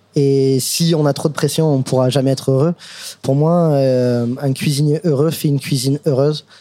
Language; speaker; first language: French; non-native, fluent; English